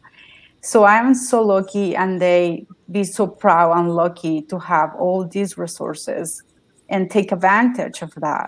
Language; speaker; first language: English; non-native, learner; Spanish